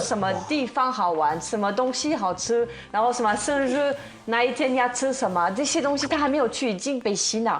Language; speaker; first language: Chinese; non-native, fluent; French